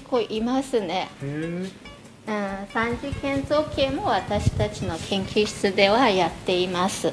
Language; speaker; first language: Japanese; non-native, fluent; Chinese